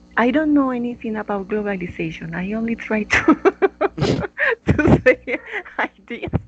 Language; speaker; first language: English; non-native, learner; Spanish